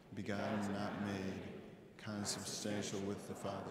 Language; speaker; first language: English; native; English